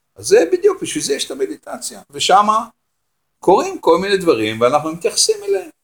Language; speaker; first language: Hebrew; native; Hebrew